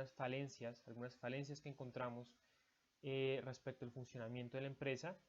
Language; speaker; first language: Spanish; native; Spanish